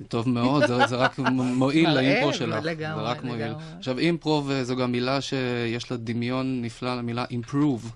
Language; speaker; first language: Hebrew; native; Hebrew